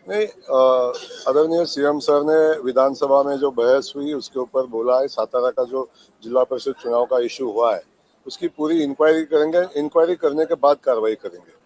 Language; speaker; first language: Hindi; non-native, local second language; Marathi